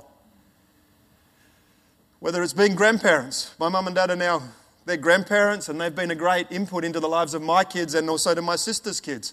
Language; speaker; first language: English; native; English